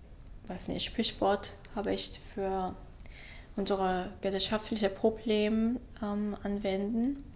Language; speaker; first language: German; non-native, fluent; Korean